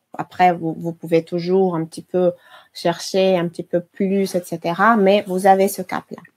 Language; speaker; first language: French; non-native, fluent; Russian